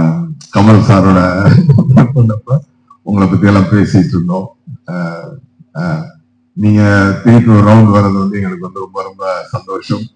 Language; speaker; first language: Tamil; native; Tamil